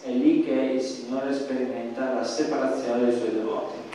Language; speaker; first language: Italian; native; Italian